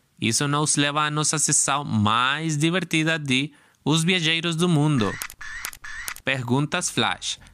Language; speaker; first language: Portuguese; non-native, learner; Spanish